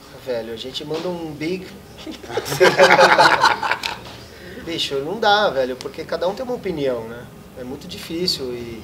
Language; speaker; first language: Portuguese; native; Portuguese